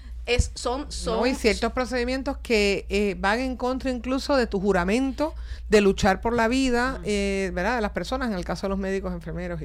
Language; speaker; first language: Spanish; native; Spanish